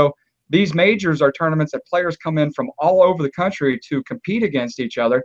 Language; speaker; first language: English; native; English